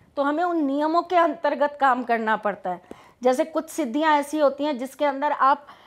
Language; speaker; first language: Hindi; native; Hindi